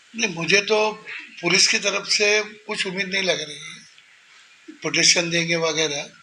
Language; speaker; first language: Hindi; non-native, local second language; Sindhi